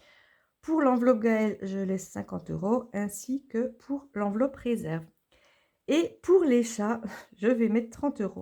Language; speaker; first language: French; native; French